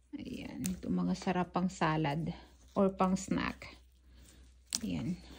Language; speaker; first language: Filipino; non-native, local second language; Hiligaynon